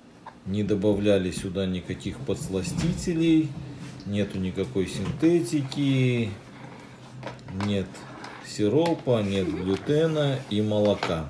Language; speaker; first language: Russian; native; Russian